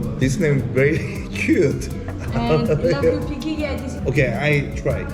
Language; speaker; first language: English; non-native, learner; Korean